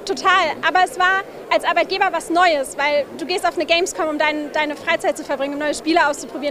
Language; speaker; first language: German; native; German